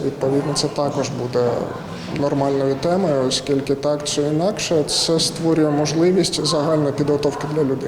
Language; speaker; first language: Ukrainian; native; Ukrainian